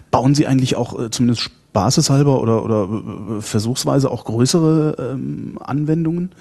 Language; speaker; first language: German; native; German